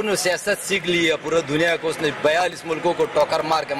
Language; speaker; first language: Hindi; non-native, local second language; Pashto